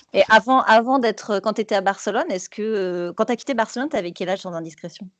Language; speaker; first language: French; native; French